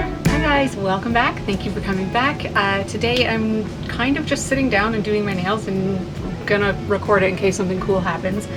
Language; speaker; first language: English; native; English